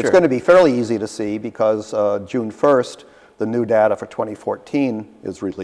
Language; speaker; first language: English; native; English